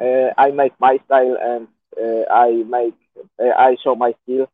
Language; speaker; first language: English; non-native, learner; Polish